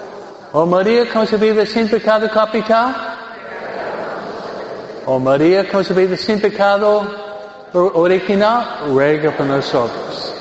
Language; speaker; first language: Spanish; non-native, fluent; English